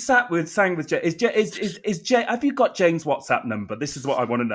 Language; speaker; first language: English; native; English